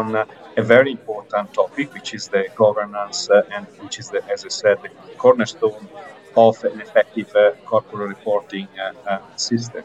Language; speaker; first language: English; non-native, fluent; Italian